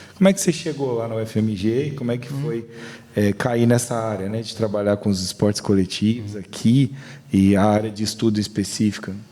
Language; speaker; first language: Portuguese; native; Portuguese